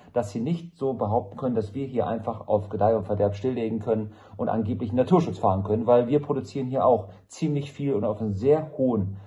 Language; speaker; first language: German; native; German